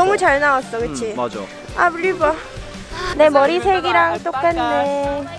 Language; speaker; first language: Korean; early bilingual, heritage; Korean